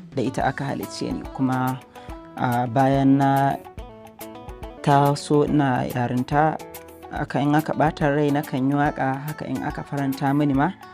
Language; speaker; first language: Hausa; native; Hausa